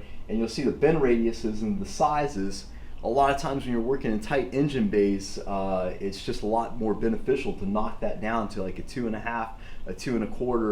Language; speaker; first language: English; native; English